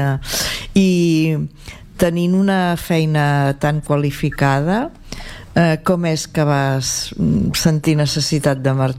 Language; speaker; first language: Catalan; native; Catalan